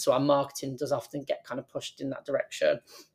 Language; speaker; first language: English; native; English